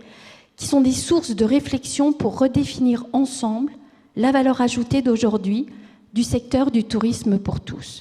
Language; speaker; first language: French; native; French